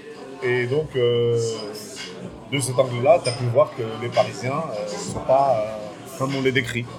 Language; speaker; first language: French; native; French